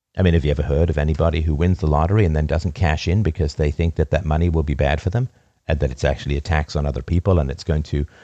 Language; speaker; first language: English; native; English